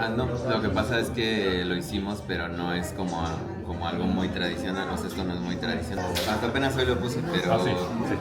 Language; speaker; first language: Spanish; native; Spanish